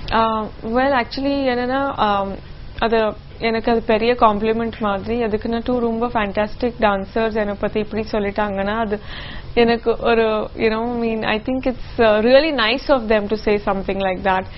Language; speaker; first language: Tamil; non-native, local second language; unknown